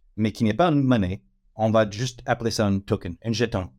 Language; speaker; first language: French; non-native, fluent; English